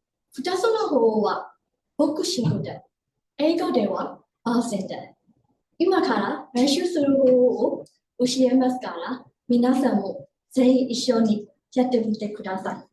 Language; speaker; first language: Japanese; non-native, learner; Burmese